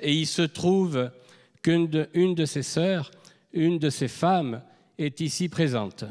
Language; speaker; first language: French; native; French